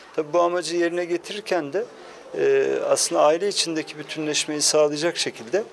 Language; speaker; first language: Turkish; native; Turkish